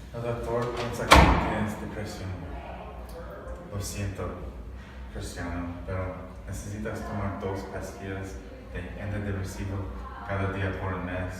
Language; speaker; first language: Spanish; non-native, learner; English